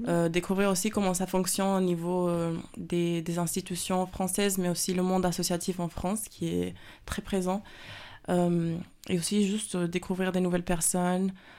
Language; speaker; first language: French; non-native, fluent; Spanish